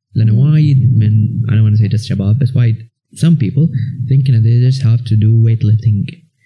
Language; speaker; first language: English; non-native, fluent; Arabic